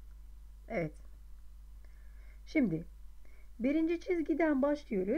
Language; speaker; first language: Turkish; non-native, fluent; Arabic